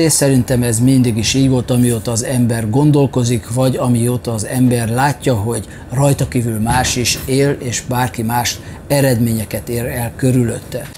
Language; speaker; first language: Hungarian; native; Hungarian